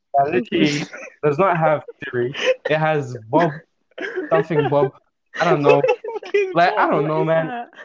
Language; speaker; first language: English; native; English